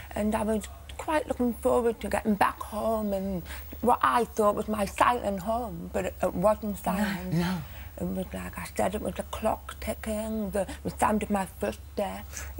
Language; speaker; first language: English; native; English